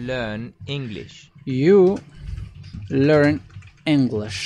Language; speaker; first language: English; non-native, learner; Spanish